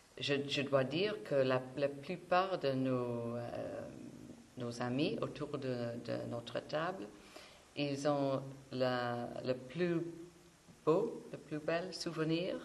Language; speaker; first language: French; non-native, fluent; English